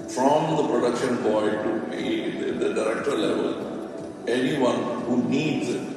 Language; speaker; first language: English; non-native, local second language; Tamil